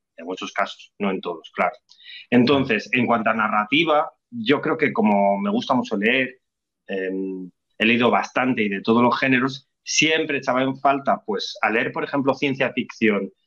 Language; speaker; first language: Spanish; native; Spanish